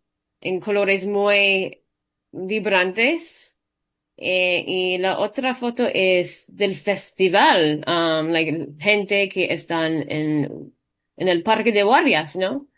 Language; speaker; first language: Spanish; early bilingual, heritage; Spanish